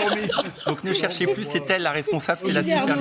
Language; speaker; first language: French; native; French